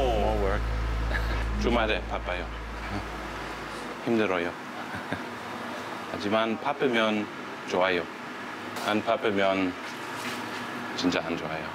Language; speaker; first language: Korean; non-native, learner; German